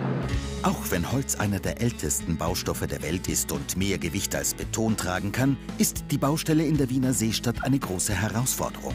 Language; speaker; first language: German; native; German